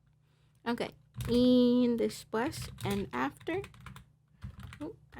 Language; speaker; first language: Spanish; non-native, learner; English